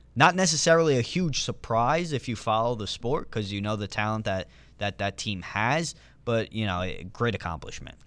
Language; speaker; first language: English; early bilingual, other home language; Italian